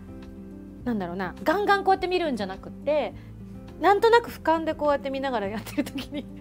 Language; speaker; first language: Japanese; native; Japanese